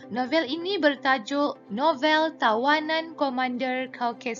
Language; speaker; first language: Malay; native; Malay